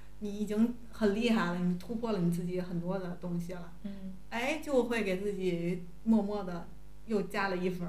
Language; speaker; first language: Chinese; native; Chinese